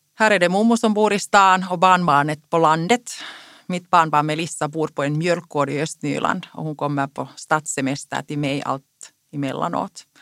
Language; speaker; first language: Swedish; non-native, local second language; Finnish